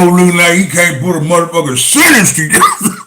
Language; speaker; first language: English; native; English